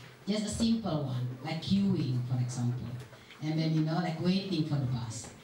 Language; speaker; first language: English; non-native, fluent; Indonesian